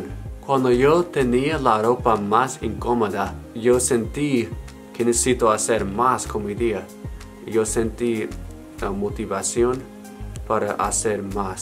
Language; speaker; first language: Spanish; non-native, learner; English